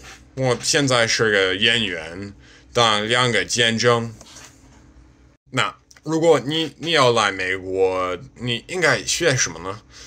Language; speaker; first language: Chinese; non-native, learner; English